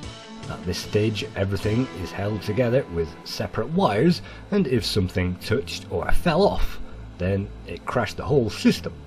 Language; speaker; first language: English; native; English